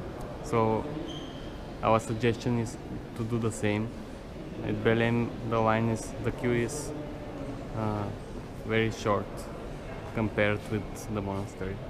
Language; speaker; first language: English; non-native, fluent; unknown